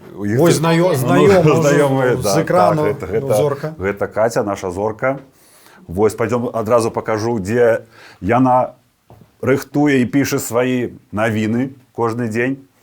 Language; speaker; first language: Belarusian; non-native, local second language; Russian